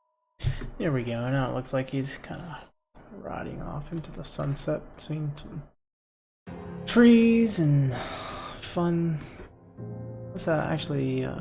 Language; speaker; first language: English; native; English